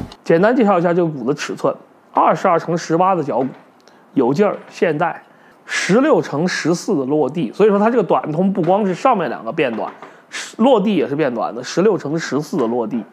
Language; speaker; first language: Chinese; native; Chinese